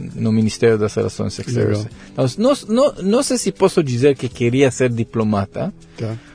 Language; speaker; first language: Portuguese; non-native, learner; Hebrew